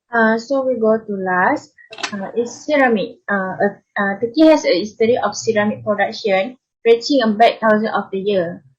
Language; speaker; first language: English; non-native, learner; Malay